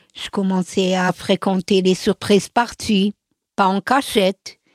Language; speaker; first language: French; non-native, local second language; Arabic